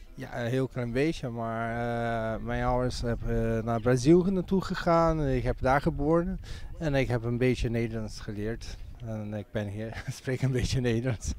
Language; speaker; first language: Dutch; early bilingual, heritage; Portuguese